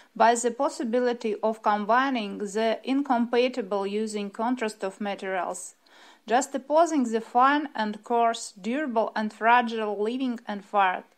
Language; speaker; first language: English; non-native, fluent; Russian